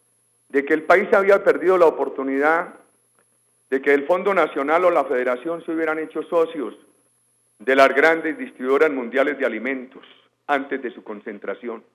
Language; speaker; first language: Spanish; native; Spanish